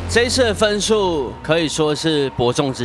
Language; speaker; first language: Chinese; native; Chinese